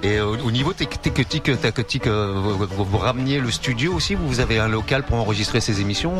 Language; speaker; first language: French; native; French